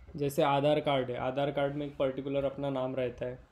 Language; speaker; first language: Hindi; non-native, local second language; Marathi